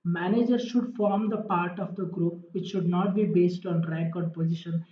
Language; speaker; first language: English; non-native, local second language; Kannada